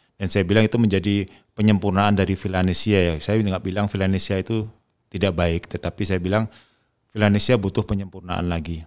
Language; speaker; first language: Indonesian; native; Indonesian